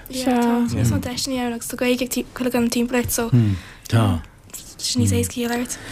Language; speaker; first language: Irish; non-native, local second language; English